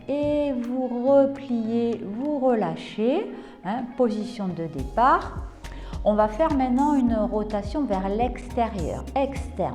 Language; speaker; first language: French; native; French